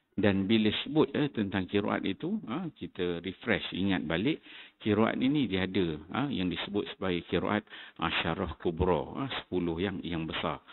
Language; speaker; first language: Malay; native; Malay